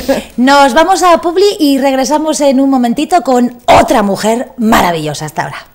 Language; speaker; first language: Spanish; native; Spanish